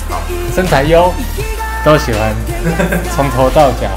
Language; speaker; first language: Chinese; native; Chinese